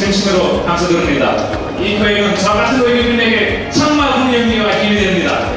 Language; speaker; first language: Korean; non-native, learner; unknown